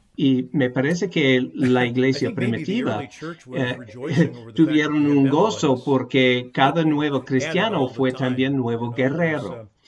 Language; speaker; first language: Spanish; non-native, fluent; English